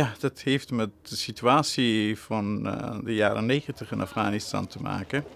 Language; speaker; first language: Dutch; non-native, fluent; Persian